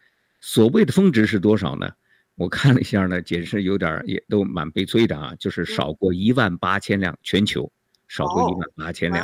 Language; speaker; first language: Chinese; native; Chinese